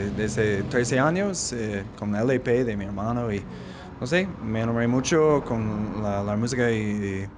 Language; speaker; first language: Spanish; non-native, learner; English